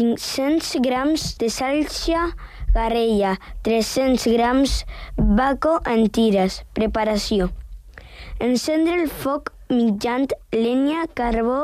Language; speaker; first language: Catalan; early bilingual, other home language; Spanish